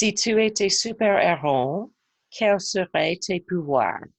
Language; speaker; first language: French; non-native, fluent; English